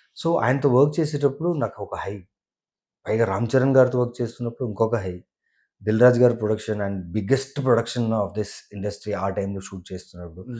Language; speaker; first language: Telugu; non-native, local second language; Tamil